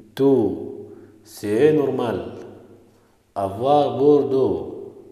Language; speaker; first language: French; non-native, fluent; Arabic